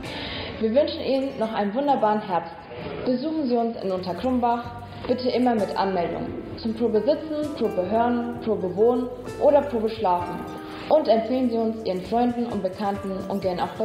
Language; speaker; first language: German; native; German